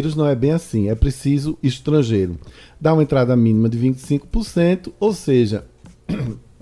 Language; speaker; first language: Portuguese; native; Portuguese